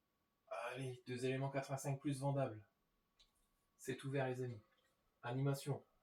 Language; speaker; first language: French; native; French